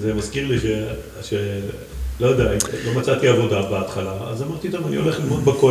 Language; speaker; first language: Hebrew; native; Hebrew